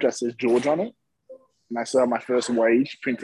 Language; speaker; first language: English; native; English